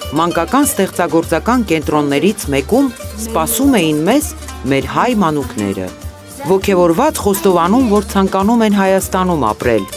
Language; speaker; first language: Armenian; native; Armenian